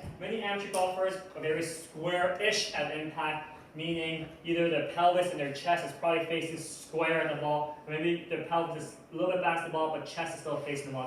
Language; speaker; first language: English; native; English